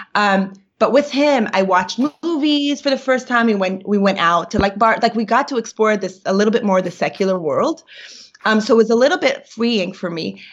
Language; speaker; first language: English; native; English